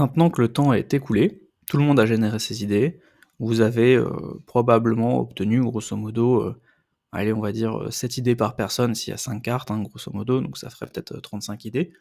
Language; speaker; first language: French; native; French